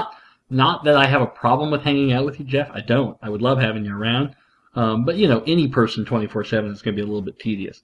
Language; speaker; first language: English; native; English